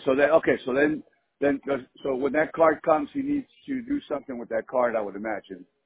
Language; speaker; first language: English; early bilingual, other home language; Spanish